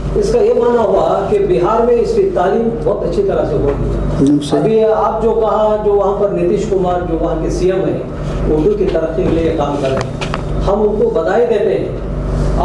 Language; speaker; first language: Hindi; non-native, local second language; Urdu